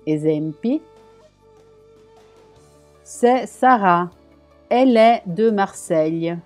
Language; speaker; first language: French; non-native, fluent; Italian